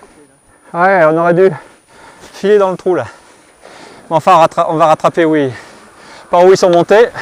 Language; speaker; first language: French; native; French